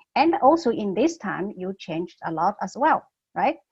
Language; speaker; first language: English; non-native, fluent; Chinese